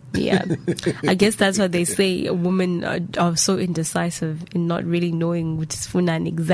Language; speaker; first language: English; non-native, local second language; Zulu